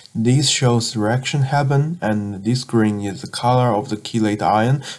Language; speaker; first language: English; non-native, learner; Chinese